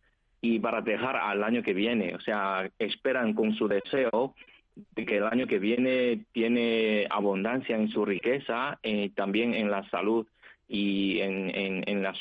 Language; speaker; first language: Spanish; non-native, fluent; Chinese